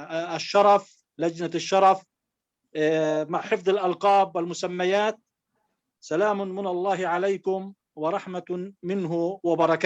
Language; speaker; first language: Arabic; native; Arabic